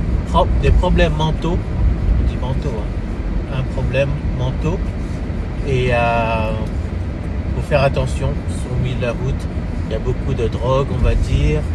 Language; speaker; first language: French; early bilingual, heritage; French